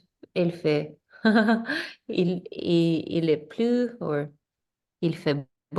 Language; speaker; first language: French; non-native, learner; English